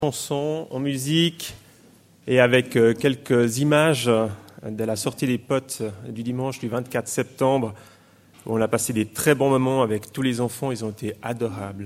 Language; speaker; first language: French; native; French